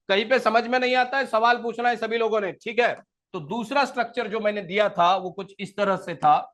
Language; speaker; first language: Hindi; non-native, local second language; Marathi